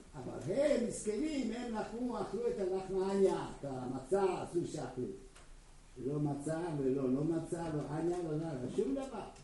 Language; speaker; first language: Hebrew; non-native, fluent; Czech